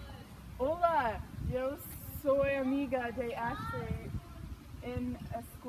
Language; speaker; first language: Spanish; non-native, learner; English